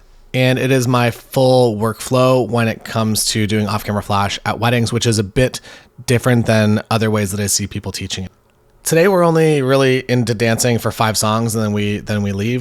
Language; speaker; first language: English; native; English